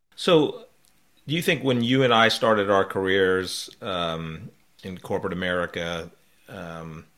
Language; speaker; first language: English; native; English